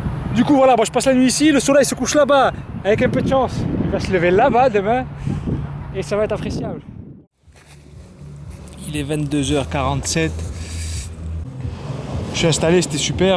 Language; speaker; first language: French; native; French